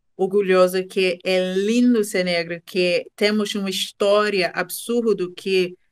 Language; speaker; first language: Portuguese; non-native, fluent; English